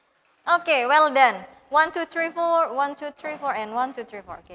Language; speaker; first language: English; non-native, fluent; Indonesian